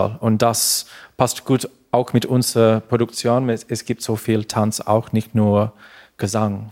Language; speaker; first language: German; non-native, learner; English